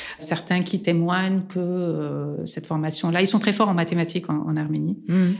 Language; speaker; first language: French; non-native, local second language; Armenian